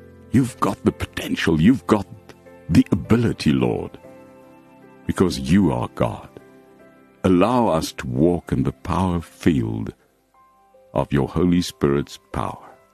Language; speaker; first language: English; non-native, local second language; Afrikaans